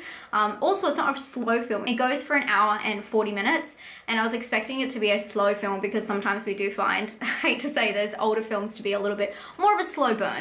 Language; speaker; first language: English; native; English